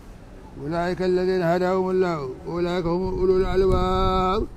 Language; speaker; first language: Arabic; non-native, fluent; Hausa